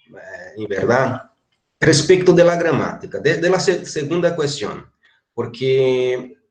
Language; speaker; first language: Spanish; non-native, fluent; Portuguese